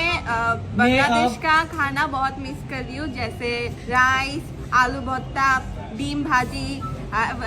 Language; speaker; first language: Hindi; non-native, fluent; Bangla